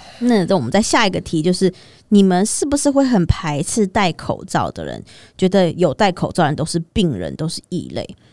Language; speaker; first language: Chinese; native; Chinese